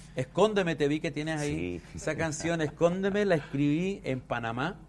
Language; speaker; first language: Spanish; native; Spanish